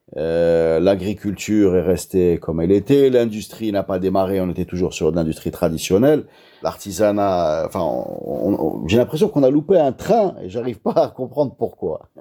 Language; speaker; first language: French; non-native, local second language; Arabic